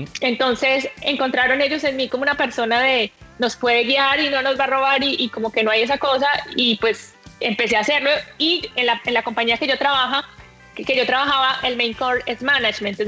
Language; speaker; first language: Spanish; native; Spanish